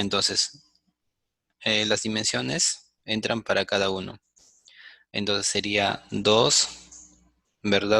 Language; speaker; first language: Spanish; native; Spanish